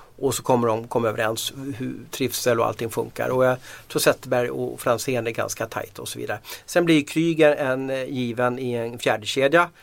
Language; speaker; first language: Swedish; native; Swedish